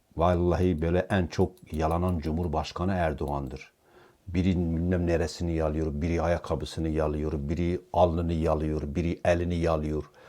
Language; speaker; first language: Turkish; native; Turkish